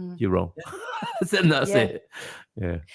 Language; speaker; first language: English; native; English